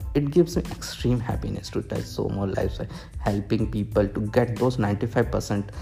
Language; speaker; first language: English; non-native, local second language; Hindi